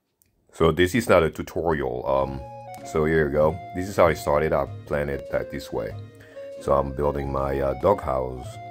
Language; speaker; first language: English; non-native, fluent; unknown